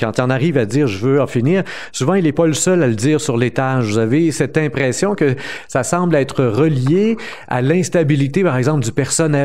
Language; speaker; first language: French; native; French